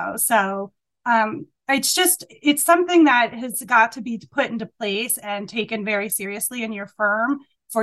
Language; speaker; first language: English; native; English